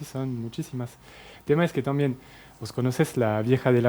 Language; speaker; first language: Spanish; non-native, fluent; French